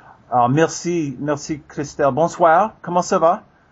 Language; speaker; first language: French; non-native, learner; English